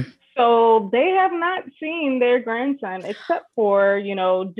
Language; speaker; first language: English; native; English